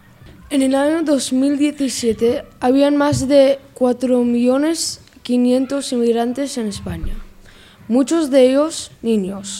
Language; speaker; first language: Spanish; early bilingual, other home language; English